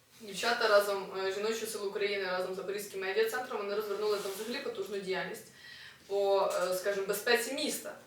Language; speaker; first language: Ukrainian; native; Ukrainian